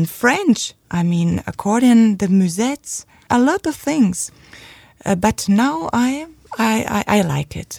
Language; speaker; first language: English; non-native, fluent; German